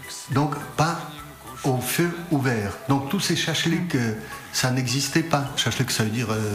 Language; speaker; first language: French; non-native, fluent; Russian